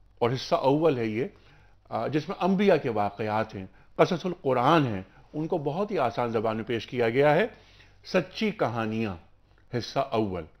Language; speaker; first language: Urdu; native; Urdu